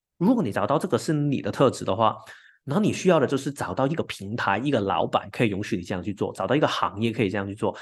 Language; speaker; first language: Chinese; non-native, local second language; Cantonese